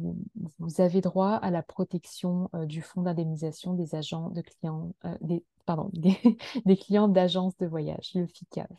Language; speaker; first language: French; native; French